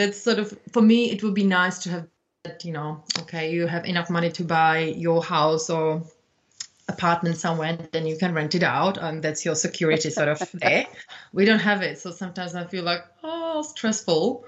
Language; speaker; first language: English; non-native, fluent; Czech